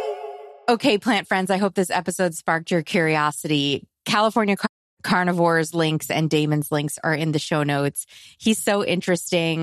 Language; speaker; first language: English; native; English